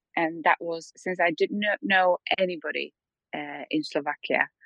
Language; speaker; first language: English; non-native, fluent; Polish